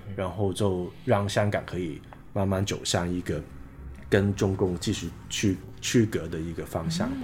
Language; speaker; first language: Chinese; non-native, local second language; Cantonese